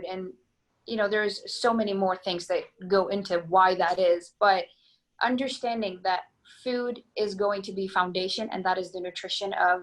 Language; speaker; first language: English; non-native, fluent; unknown